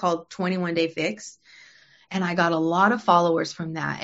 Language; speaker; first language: English; early bilingual, other home language; French